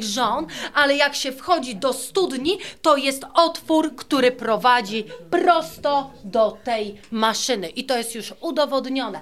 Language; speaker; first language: Polish; native; Polish